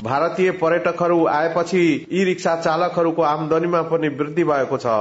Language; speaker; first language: Nepali; non-native, local second language; Maithili